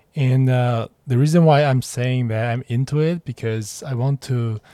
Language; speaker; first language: English; non-native, fluent; Chinese